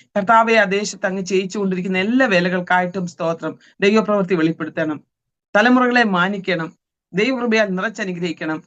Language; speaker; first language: Malayalam; native; Malayalam